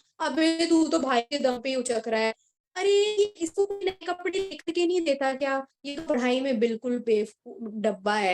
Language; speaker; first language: Hindi; native; Hindi